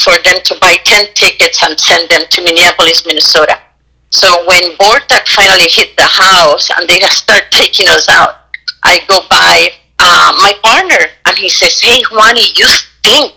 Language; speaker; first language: English; non-native, fluent; Spanish